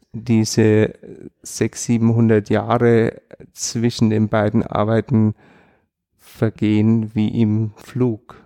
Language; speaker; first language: German; native; German